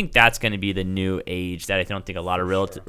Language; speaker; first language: English; native; English